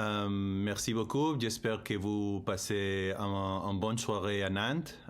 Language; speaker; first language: French; non-native, learner; Spanish